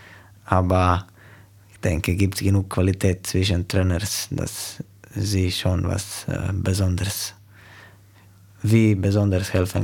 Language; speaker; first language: German; non-native, fluent; Slovenian